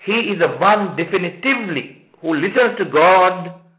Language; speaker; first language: English; non-native, local second language; Sinhala